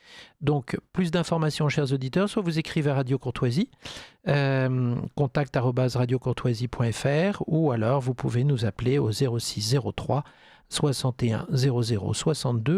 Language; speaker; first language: French; native; French